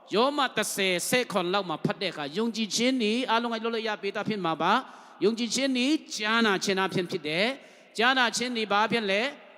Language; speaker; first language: Burmese; non-native, local second language; Tedim Chin